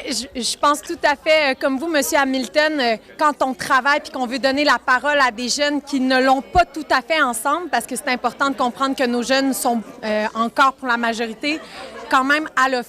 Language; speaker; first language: French; native; French